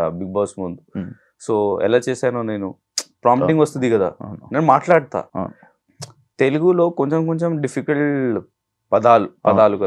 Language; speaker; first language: Telugu; non-native, learner; Hindi